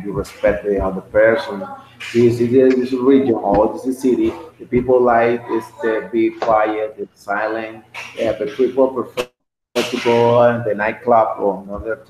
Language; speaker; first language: English; non-native, learner; Spanish